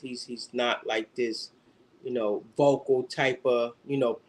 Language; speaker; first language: English; native; English